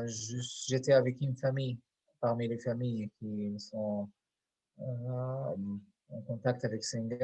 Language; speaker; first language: French; non-native, fluent; Arabic